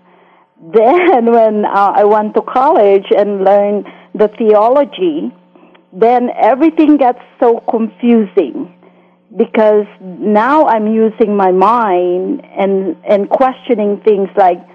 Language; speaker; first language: English; non-native, local second language; Filipino